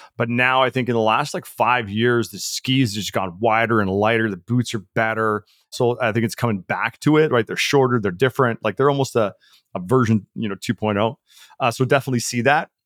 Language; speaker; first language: English; early bilingual, other home language; Czech